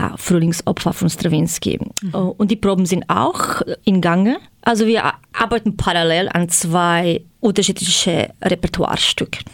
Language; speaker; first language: German; non-native, fluent; Croatian